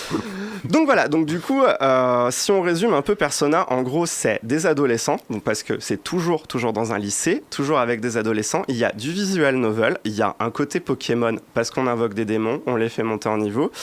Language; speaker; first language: French; native; French